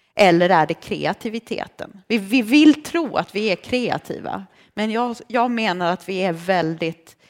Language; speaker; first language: Swedish; early bilingual, other home language; Romanian